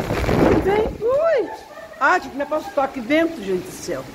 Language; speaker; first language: Portuguese; native; Portuguese